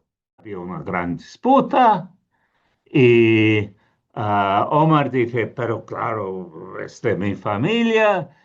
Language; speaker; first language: Spanish; non-native, fluent; English